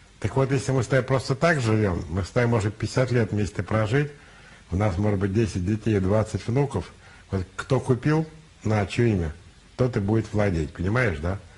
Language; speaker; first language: Russian; native; Russian